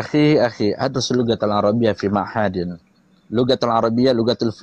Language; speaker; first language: Arabic; non-native, learner; Indonesian